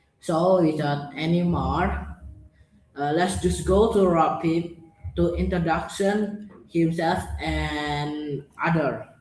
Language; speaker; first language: English; non-native, learner; Indonesian